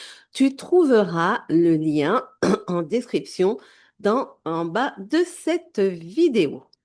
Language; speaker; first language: French; native; French